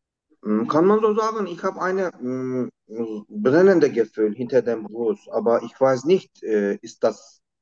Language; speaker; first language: German; non-native, learner; Turkish